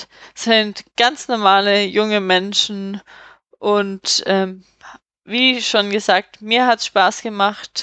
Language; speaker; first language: German; native; German